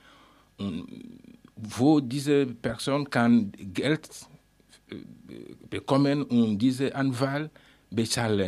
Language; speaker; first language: German; non-native, learner; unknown